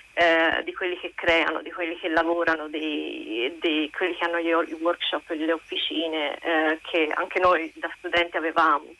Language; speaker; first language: Italian; native; Italian